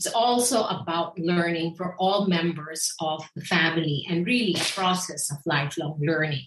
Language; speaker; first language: English; non-native, local second language; Filipino